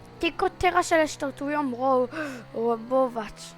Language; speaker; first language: Polish; early bilingual, heritage; Polish